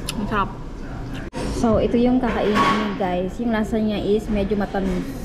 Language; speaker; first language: Filipino; native; Filipino